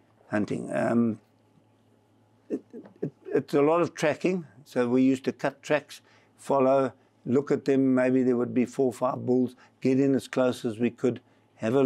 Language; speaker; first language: English; native; English